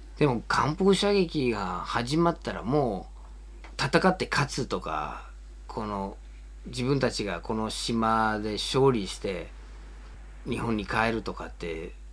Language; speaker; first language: Japanese; non-native, fluent; English